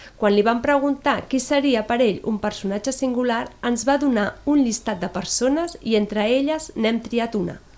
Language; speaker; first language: Catalan; native; Catalan